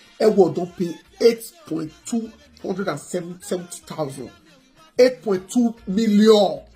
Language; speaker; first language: Nigerian Pidgin; native; Nigerian Pidgin